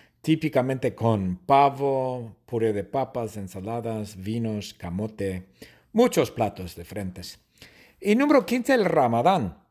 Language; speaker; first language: Spanish; non-native, fluent; English